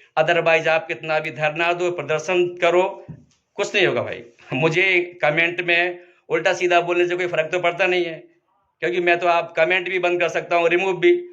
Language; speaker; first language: Hindi; native; Hindi